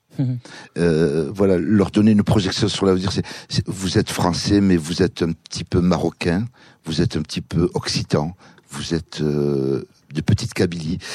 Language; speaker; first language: French; early bilingual, other home language; Kabyle